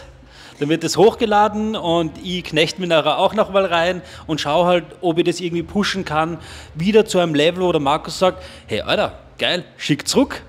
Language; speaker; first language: German; native; German